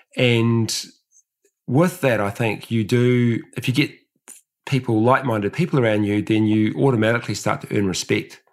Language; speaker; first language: English; early bilingual, other home language; Samoan